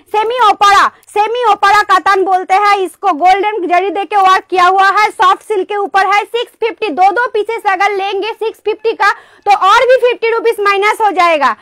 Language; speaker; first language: Hindi; non-native, local second language; Bangla